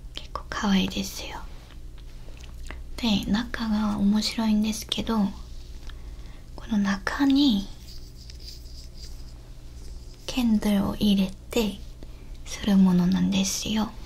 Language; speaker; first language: Japanese; non-native, learner; Korean